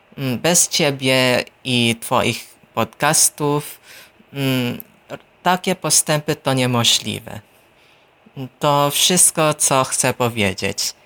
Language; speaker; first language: Polish; non-native, learner; Filipino